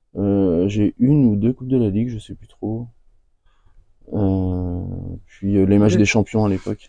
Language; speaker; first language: French; native; French